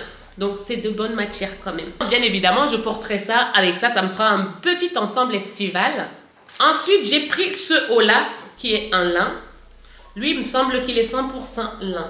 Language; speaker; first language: French; native; French